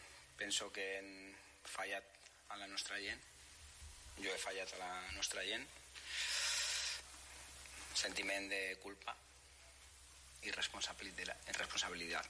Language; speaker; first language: Catalan; non-native, fluent; Spanish